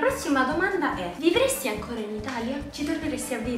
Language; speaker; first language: Italian; native; Italian